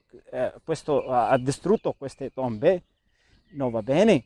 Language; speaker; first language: Italian; non-native, learner; Urdu